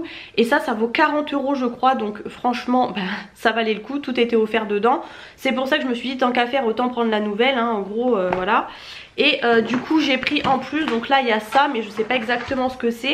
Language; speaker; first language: French; native; French